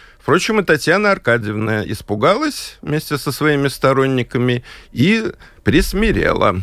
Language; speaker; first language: Russian; native; Russian